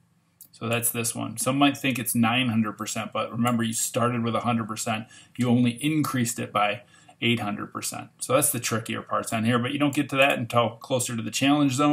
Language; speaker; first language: English; native; English